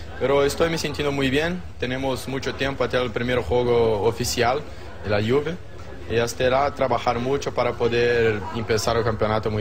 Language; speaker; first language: Italian; non-native, learner; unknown